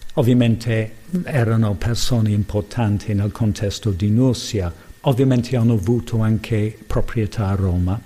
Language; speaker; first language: Italian; non-native, fluent; English